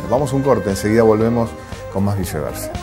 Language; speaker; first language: Spanish; native; Spanish